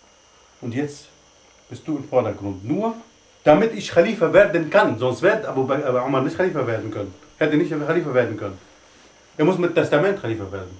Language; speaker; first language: German; non-native, fluent; Arabic